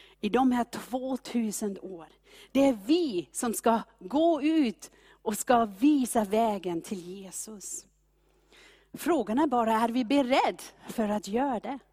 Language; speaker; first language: Swedish; non-native, fluent; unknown